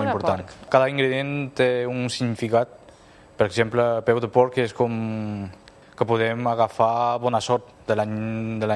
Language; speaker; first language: Catalan; non-native, fluent; Chinese